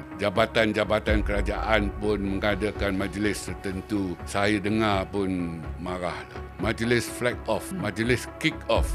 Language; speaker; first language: Malay; native; Malay